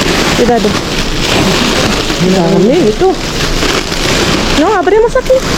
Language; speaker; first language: Spanish; non-native, learner; Filipino